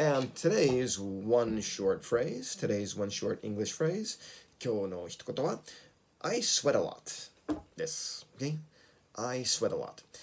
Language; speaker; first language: English; native; English